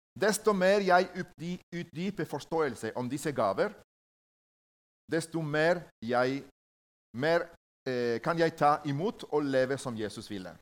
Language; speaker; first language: Norwegian; non-native, learner; Spanish